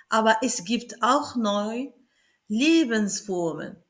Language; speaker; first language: German; non-native, learner; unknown